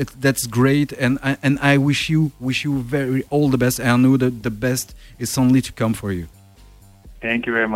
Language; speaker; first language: English; non-native, learner; French